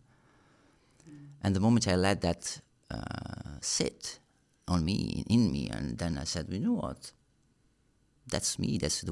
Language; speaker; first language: English; non-native, fluent; Italian